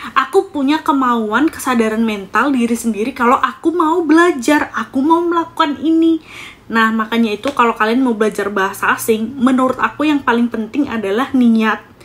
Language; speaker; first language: Indonesian; native; Indonesian